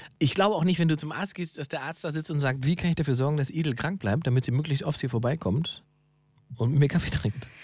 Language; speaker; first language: German; native; German